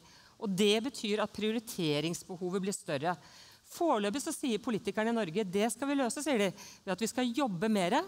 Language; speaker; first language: Norwegian; native; Norwegian